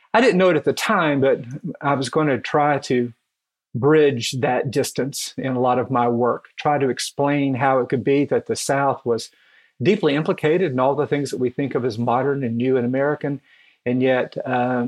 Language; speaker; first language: English; native; English